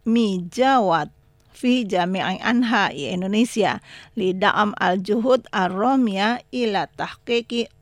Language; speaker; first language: Arabic; non-native, fluent; Indonesian